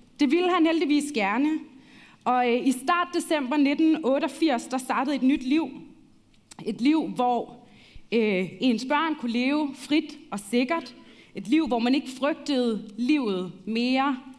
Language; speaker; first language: Danish; early bilingual, other home language; Arabic